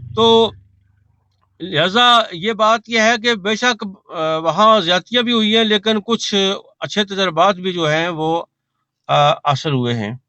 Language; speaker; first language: Urdu; non-native, local second language; Punjabi